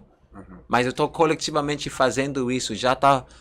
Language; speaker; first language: Portuguese; non-native, learner; English